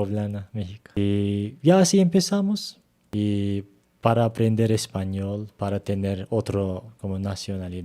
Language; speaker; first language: Spanish; non-native, learner; Turkish